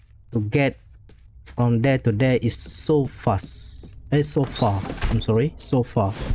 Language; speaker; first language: English; non-native, local second language; Malay